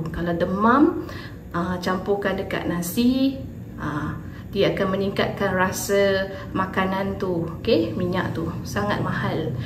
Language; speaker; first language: Malay; non-native, local second language; Iban